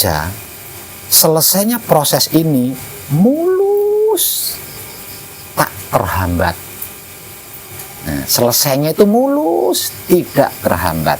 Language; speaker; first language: Indonesian; non-native, local second language; Javanese